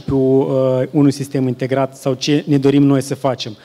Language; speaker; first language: Romanian; native; Romanian